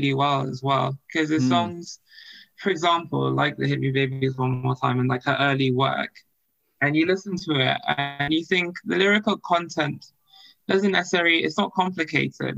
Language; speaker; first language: English; non-native, local second language; Yoruba